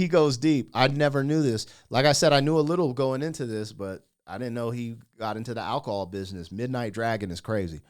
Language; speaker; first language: English; native; English